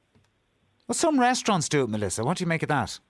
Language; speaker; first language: English; native; English